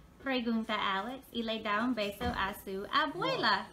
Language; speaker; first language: Spanish; non-native, fluent; English